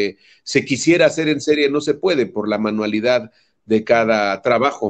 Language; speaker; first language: Spanish; native; Spanish